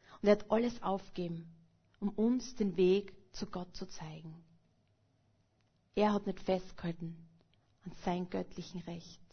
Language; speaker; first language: German; native; German